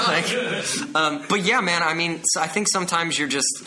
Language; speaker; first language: English; native; English